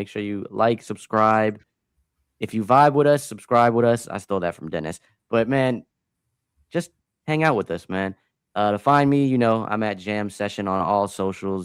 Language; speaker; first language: English; native; English